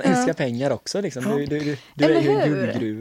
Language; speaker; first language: Swedish; native; Swedish